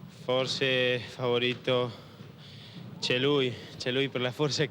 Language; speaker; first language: Italian; non-native, fluent; Spanish